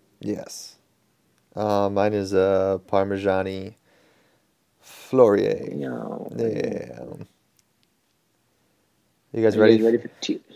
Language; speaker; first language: English; native; English